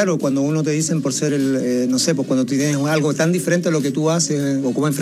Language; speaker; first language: Spanish; native; Spanish